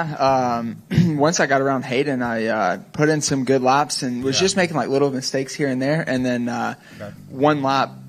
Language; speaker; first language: English; native; English